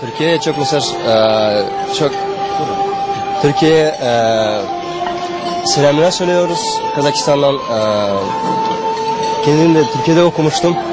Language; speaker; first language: Turkish; non-native, fluent; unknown